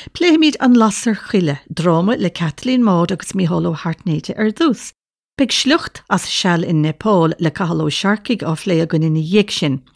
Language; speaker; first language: Irish; native; Irish